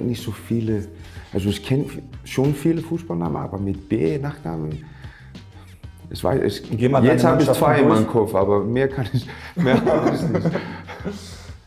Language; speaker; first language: German; non-native, fluent; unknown